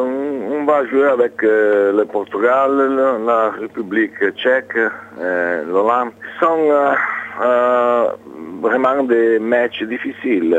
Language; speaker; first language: French; non-native, learner; Italian